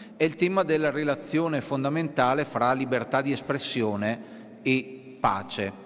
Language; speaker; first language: Italian; native; Italian